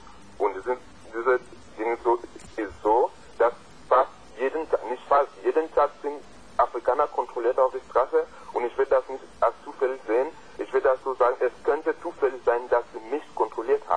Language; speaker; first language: German; non-native, fluent; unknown